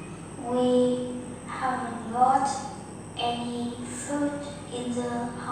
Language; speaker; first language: English; non-native, learner; Vietnamese